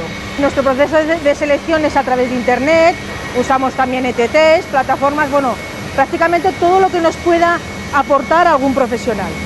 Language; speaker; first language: Spanish; native; Spanish